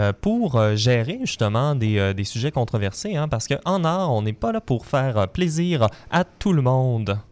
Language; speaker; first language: French; native; French